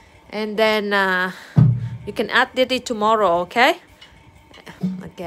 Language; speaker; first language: English; non-native, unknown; Vietnamese